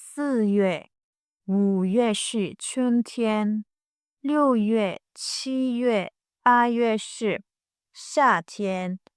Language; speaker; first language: Chinese; non-native, fluent; Burmese